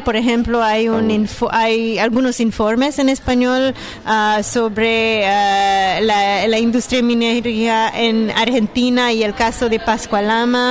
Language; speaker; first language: Spanish; non-native, fluent; French